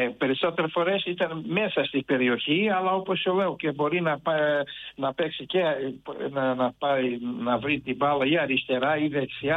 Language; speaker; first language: Greek; non-native, fluent; Portuguese